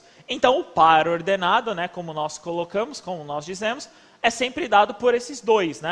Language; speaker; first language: Portuguese; native; Portuguese